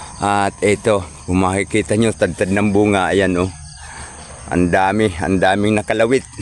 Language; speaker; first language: Filipino; non-native, local second language; Cebuano